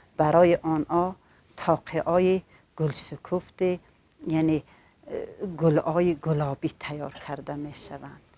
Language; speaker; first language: Tajik; non-native, local second language; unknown